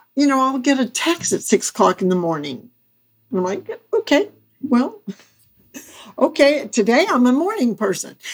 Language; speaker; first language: English; native; English